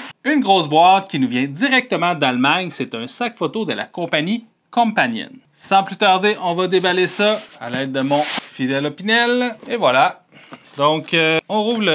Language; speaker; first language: French; native; French